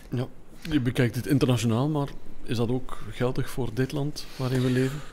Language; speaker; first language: Dutch; native; Dutch